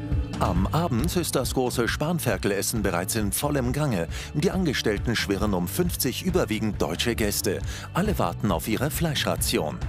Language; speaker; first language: German; native; German